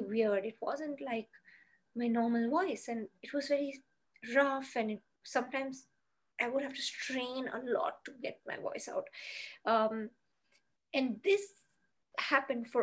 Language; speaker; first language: English; non-native, local second language; Bangla